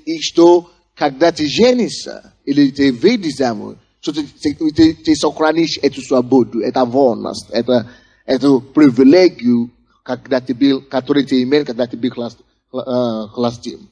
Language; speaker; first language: Russian; non-native, fluent; Yoruba